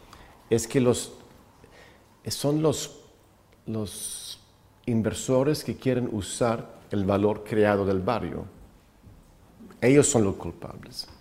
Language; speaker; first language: Spanish; non-native, fluent; Swedish